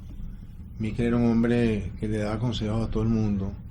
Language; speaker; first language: Spanish; native; Spanish